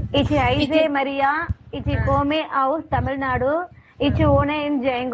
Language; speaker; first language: German; non-native, learner; Tamil